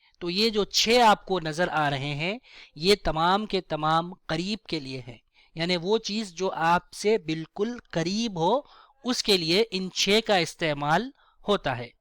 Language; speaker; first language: Urdu; native; Urdu